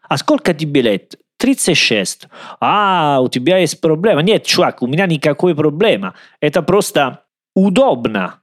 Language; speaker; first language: Russian; non-native, learner; Italian